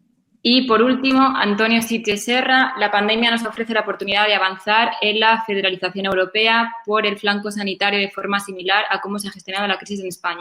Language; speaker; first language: Spanish; native; Spanish